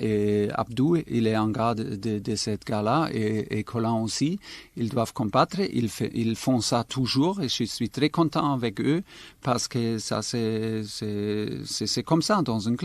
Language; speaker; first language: French; non-native, fluent; German